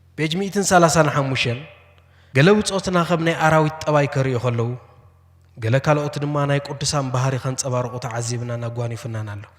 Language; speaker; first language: Tigrinya; native; Tigrinya